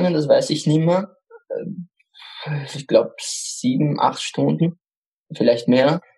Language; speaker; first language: German; non-native, fluent; Arabic